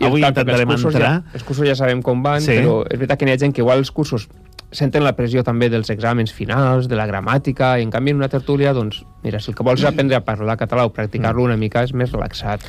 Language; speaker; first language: Catalan; native; Catalan